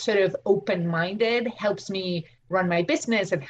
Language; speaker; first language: English; non-native, fluent; Spanish